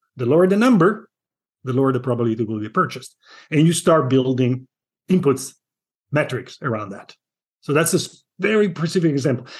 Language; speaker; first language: English; non-native, fluent; Italian